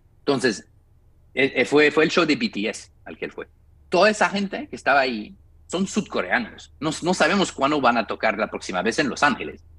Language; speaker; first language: Spanish; non-native, fluent; French